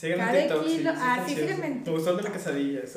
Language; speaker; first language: Spanish; native; Spanish